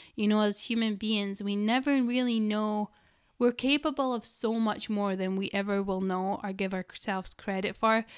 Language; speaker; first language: English; native; English